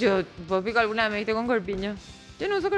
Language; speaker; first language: Spanish; native; Spanish